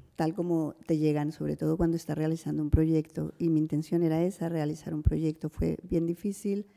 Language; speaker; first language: Spanish; native; Spanish